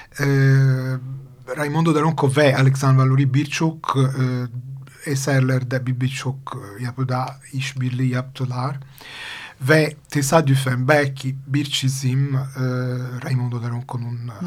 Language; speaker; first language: Turkish; non-native, fluent; Italian